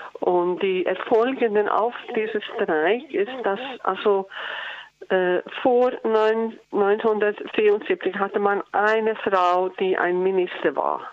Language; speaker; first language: German; non-native, learner; Icelandic